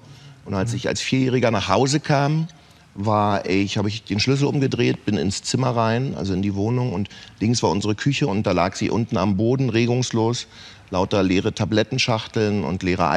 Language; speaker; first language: German; native; German